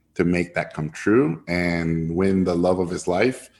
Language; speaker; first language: English; non-native, fluent; Spanish